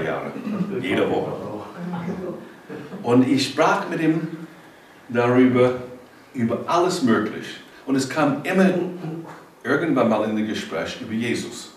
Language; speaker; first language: German; non-native, learner; English